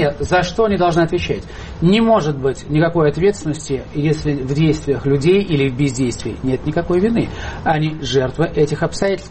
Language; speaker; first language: Russian; native; Russian